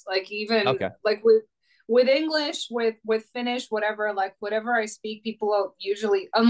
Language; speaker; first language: English; non-native, fluent; Croatian